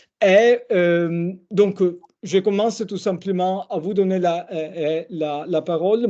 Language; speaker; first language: French; non-native, fluent; Italian